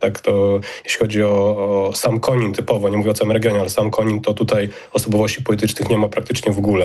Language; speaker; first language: Polish; native; Polish